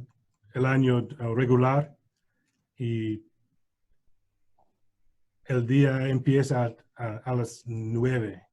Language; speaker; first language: Spanish; non-native, learner; English